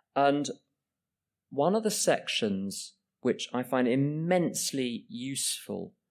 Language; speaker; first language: English; native; English